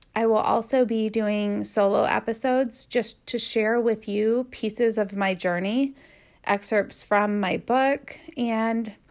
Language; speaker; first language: English; native; English